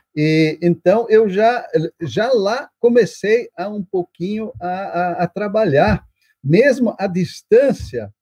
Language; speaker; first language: Portuguese; non-native, local second language; German